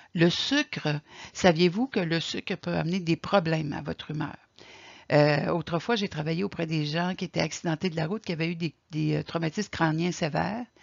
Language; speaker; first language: French; native; French